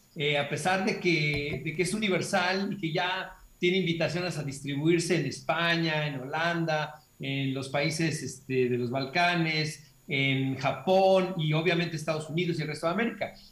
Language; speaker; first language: Spanish; native; Spanish